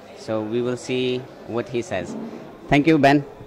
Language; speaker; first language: English; non-native, fluent; Persian